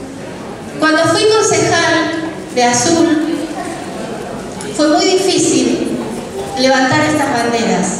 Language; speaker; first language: Spanish; native; Spanish